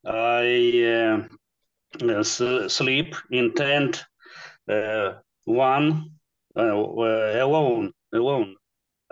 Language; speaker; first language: English; non-native, learner; Russian